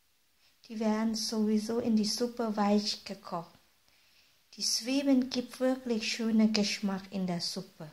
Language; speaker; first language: German; non-native, fluent; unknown